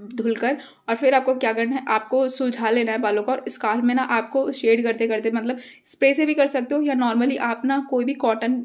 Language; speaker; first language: Hindi; native; Hindi